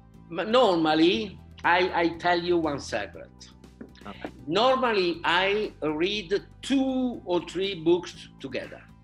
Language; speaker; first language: English; non-native, learner; Italian